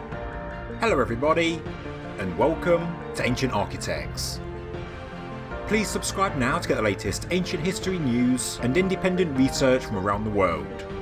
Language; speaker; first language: English; native; English